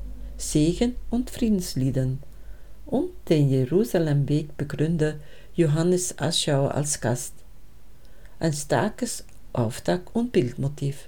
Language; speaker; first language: German; native; German